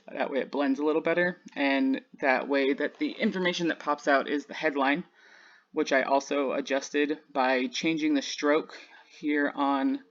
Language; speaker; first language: English; native; English